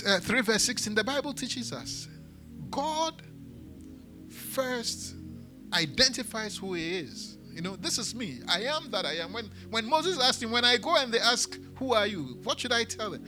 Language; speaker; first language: English; non-native, local second language; Akan